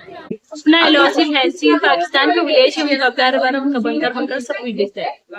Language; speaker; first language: Hindi; non-native, local second language; Balti